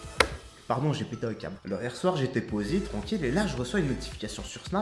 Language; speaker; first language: French; native; French